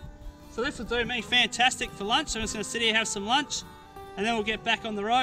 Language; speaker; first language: English; native; English